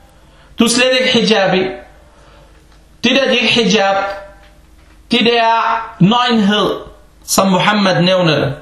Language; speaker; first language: Danish; non-native, fluent; Arabic